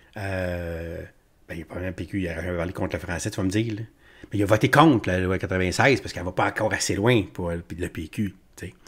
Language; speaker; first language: French; native; French